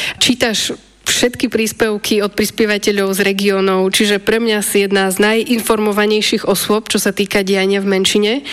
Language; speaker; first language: Slovak; native; Slovak